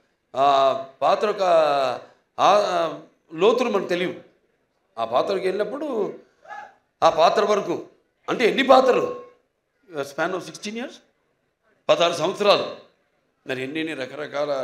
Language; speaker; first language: Telugu; native; Telugu